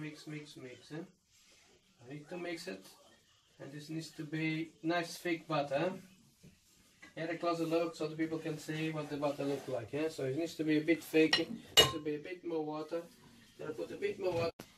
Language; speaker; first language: English; non-native, fluent; Portuguese